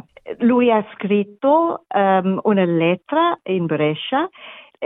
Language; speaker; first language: Italian; non-native, learner; German